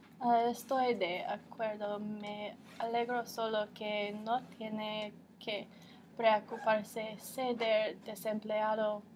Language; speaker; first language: Spanish; non-native, learner; English